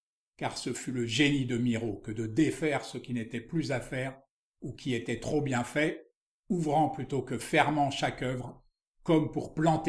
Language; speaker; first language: French; native; French